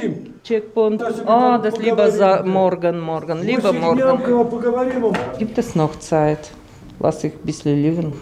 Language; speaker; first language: German; non-native, learner; Russian